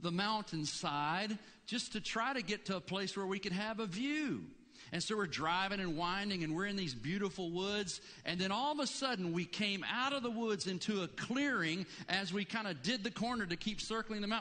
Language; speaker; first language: English; native; English